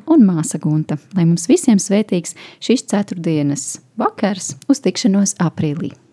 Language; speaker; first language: Latvian; native; Latvian